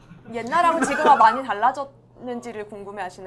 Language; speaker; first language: Korean; native; Korean